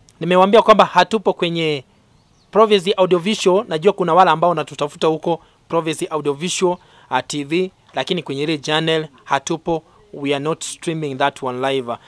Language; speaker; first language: Swahili; non-native, local second language; Gusii